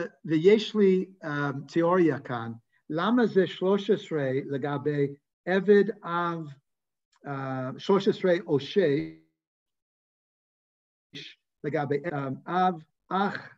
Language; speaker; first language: Hebrew; non-native, fluent; English